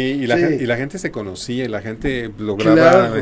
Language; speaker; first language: Spanish; native; Spanish